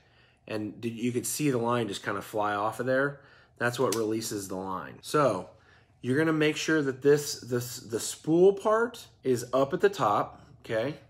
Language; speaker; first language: English; native; English